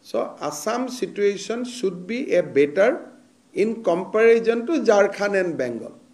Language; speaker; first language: English; non-native, local second language; Assamese